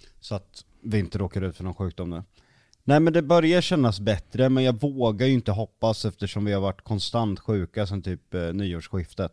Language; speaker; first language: Swedish; native; Swedish